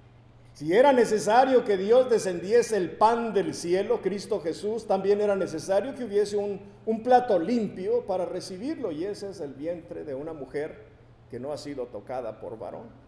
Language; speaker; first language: Spanish; native; Spanish